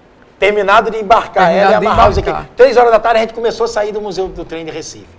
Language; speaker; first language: Portuguese; native; Portuguese